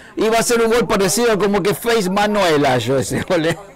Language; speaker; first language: Spanish; native; Spanish